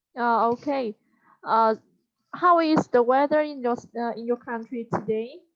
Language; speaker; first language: English; non-native, fluent; Vietnamese